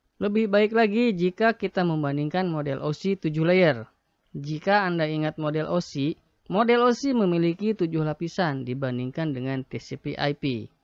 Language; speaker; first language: Indonesian; native; Indonesian